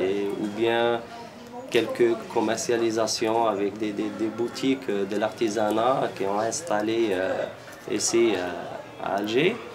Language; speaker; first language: French; non-native, local second language; Arabic